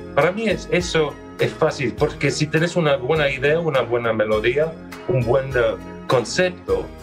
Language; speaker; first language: Spanish; early bilingual, other home language; English